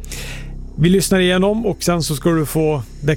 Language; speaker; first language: Swedish; native; Swedish